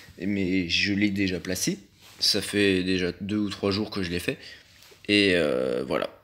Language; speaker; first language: French; native; French